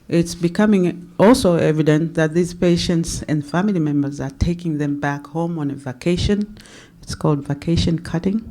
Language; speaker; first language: English; non-native, local second language; Swahili